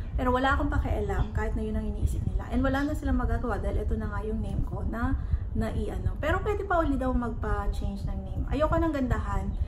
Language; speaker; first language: Filipino; native; Filipino